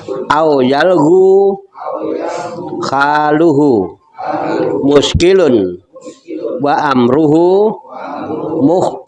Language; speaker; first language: Arabic; non-native, fluent; Indonesian